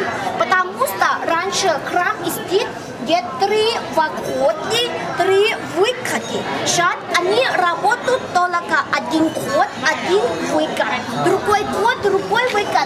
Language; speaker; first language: Russian; non-native, local second language; Thai